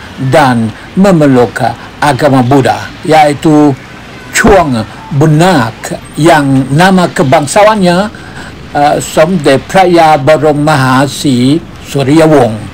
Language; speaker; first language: Malay; native; Malay